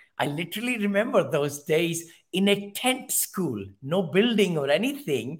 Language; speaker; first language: English; non-native, local second language; Hindi